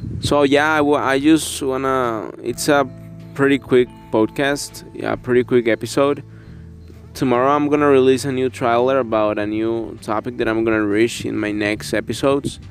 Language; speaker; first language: English; non-native, learner; Spanish